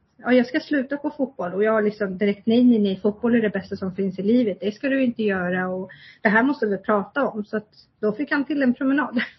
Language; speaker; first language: Swedish; early bilingual, other home language; Kurdish